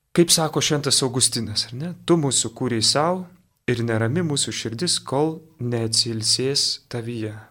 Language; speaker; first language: Lithuanian; native; Lithuanian